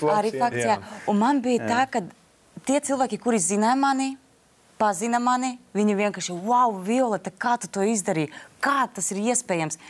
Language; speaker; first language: Latvian; non-native, local second language; Russian